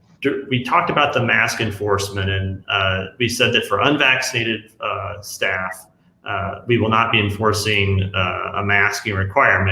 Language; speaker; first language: English; native; English